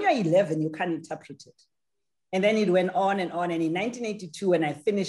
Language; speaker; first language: English; non-native, local second language; Tswana